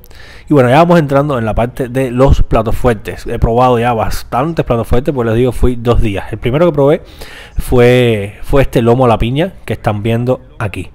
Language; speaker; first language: Spanish; native; Spanish